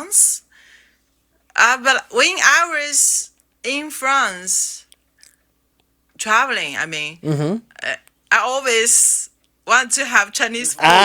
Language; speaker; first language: English; non-native, learner; Chinese